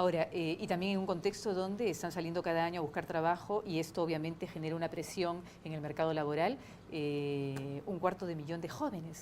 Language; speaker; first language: Spanish; native; Spanish